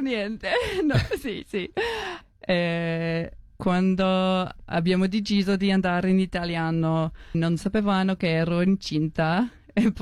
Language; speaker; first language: Italian; non-native, learner; English